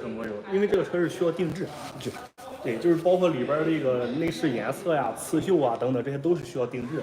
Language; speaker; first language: Chinese; native; Chinese